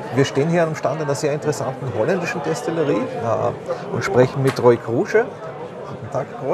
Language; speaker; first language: German; native; German